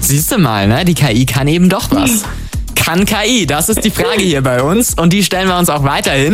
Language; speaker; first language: German; native; German